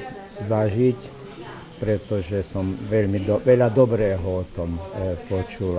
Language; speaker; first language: Slovak; native; Slovak